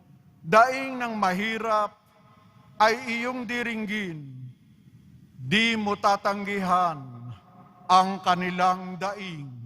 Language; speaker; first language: Filipino; native; Filipino